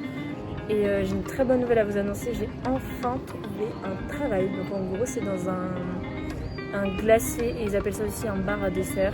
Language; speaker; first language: French; native; French